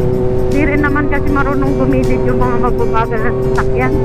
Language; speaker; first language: Filipino; native; Filipino